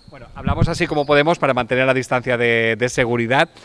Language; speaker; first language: Spanish; non-native, local second language; Catalan